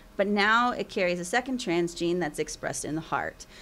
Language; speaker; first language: English; native; English